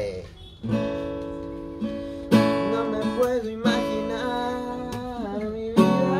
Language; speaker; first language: Spanish; native; Spanish